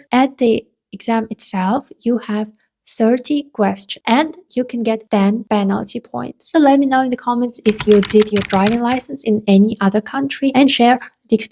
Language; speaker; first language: English; non-native, fluent; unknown